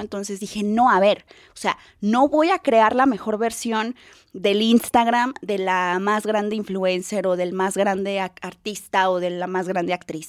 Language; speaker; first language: Spanish; native; Spanish